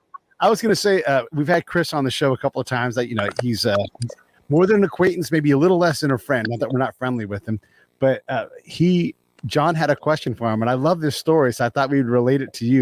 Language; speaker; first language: English; native; English